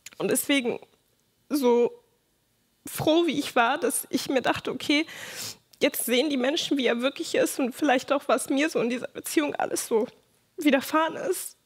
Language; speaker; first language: German; native; German